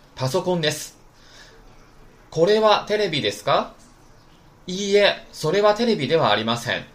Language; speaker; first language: Japanese; non-native, fluent; Chinese